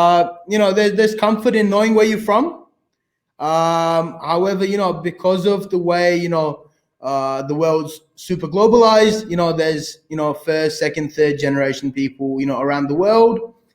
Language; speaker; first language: English; early bilingual, other home language; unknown